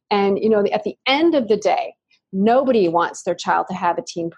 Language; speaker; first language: English; native; English